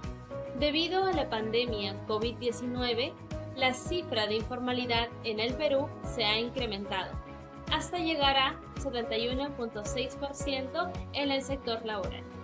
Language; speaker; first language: Spanish; native; Spanish